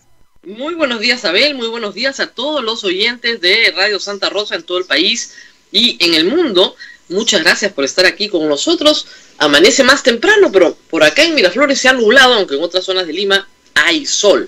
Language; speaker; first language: Spanish; native; Spanish